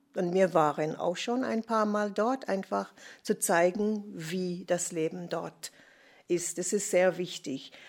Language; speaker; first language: German; non-native, fluent; English